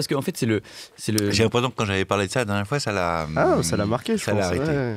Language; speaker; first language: French; native; French